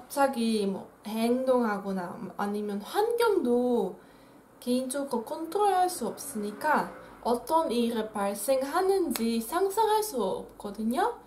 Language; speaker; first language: Korean; non-native, fluent; Dutch